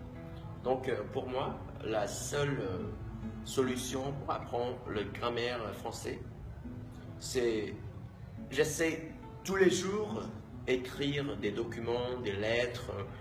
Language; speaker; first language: French; non-native, fluent; Vietnamese